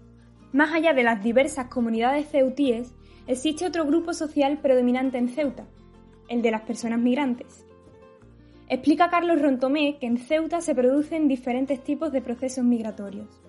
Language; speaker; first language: Spanish; native; Spanish